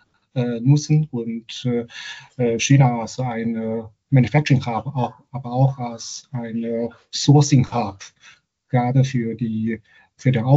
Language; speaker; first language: German; non-native, fluent; Chinese